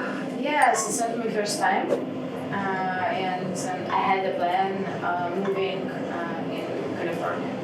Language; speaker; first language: English; non-native, learner; Russian